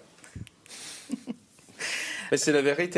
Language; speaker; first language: French; non-native, learner; English